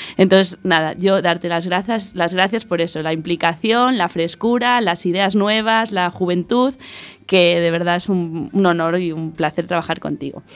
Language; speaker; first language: Spanish; native; Spanish